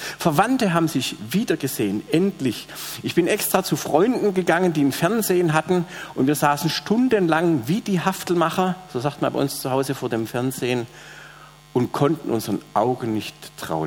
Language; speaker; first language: German; native; German